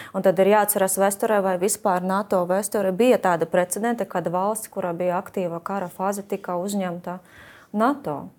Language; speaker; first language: Latvian; non-native, fluent; Ukrainian